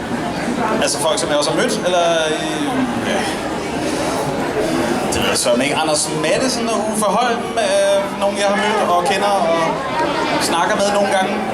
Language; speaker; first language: Danish; native; Danish